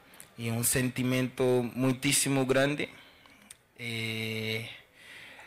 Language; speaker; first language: Italian; non-native, learner; Portuguese